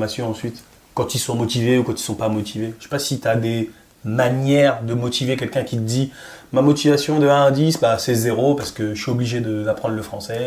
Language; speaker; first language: French; native; French